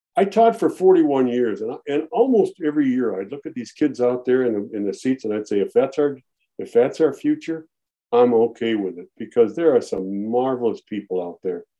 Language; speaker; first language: English; native; English